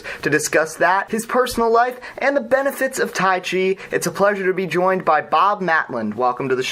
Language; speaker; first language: English; native; English